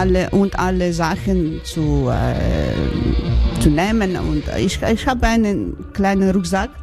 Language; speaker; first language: German; non-native, learner; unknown